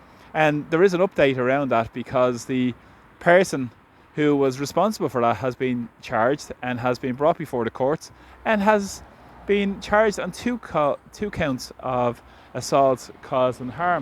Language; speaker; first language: English; native; English